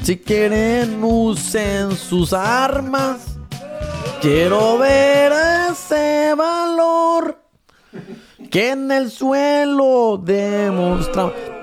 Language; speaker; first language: Spanish; early bilingual, heritage; Spanish